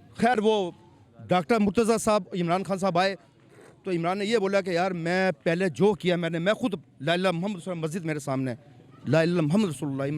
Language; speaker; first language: Urdu; non-native, local second language; Punjabi